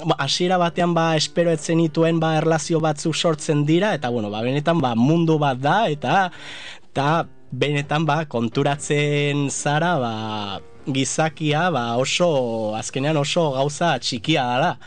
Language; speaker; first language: Basque; non-native, local second language; Spanish